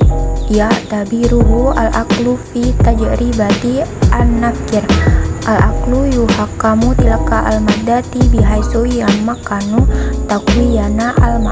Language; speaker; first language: Arabic; non-native, learner; Indonesian